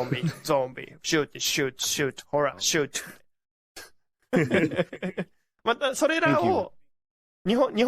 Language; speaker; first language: Japanese; native; Japanese